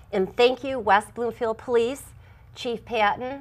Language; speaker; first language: English; native; English